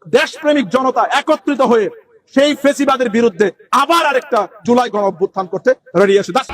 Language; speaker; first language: Bangla; native; Bangla